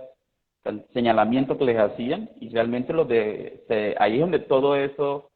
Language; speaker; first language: Spanish; native; Spanish